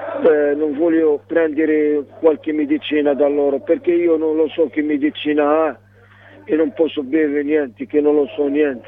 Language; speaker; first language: Italian; non-native, learner; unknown